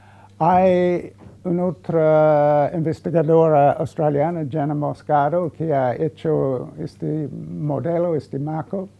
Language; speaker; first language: Spanish; non-native, fluent; English